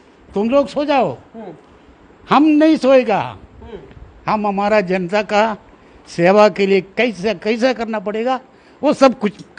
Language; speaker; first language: Hindi; non-native, local second language; Malayalam